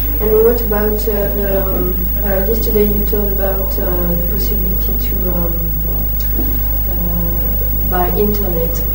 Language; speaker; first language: English; non-native, learner; French